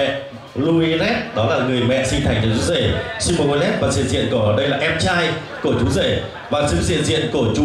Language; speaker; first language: Vietnamese; native; Vietnamese